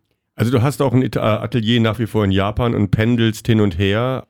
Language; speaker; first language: German; native; German